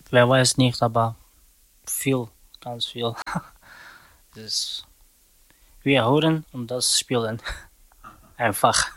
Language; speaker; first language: German; non-native, learner; Slovak